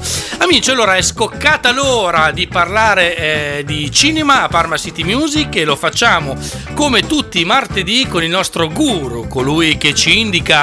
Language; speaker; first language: Italian; native; Italian